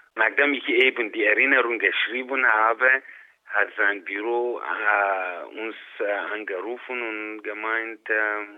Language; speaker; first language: German; non-native, fluent; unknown